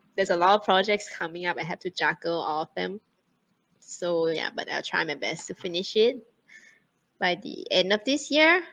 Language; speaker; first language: English; non-native, fluent; Thai